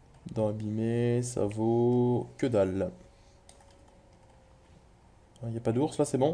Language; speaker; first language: French; native; French